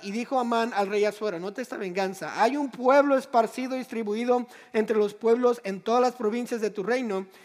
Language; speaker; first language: Spanish; native; Spanish